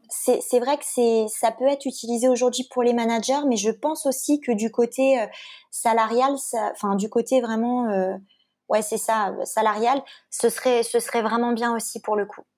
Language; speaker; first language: French; native; French